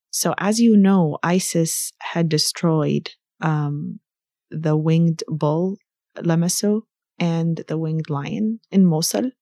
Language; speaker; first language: English; early bilingual, other home language; Arabic